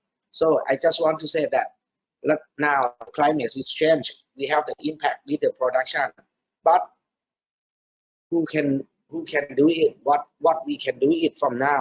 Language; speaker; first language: English; non-native, learner; Thai